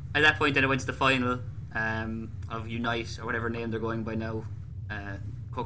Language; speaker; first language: English; native; English